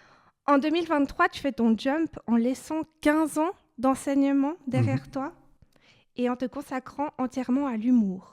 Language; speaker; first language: French; native; French